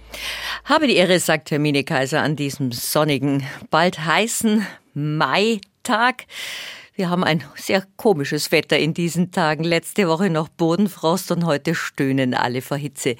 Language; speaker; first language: German; native; German